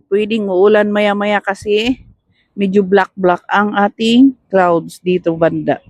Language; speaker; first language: Filipino; non-native, local second language; Cebuano